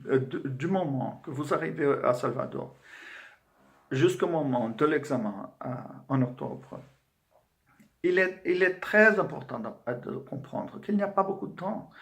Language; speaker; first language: French; non-native, fluent; Portuguese